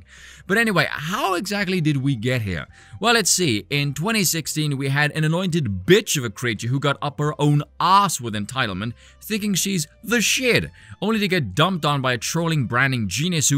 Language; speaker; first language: English; native; English